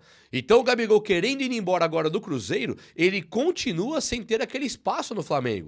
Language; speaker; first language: Portuguese; native; Portuguese